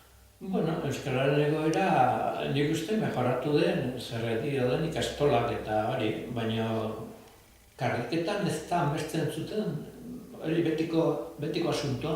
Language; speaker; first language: Basque; native; Basque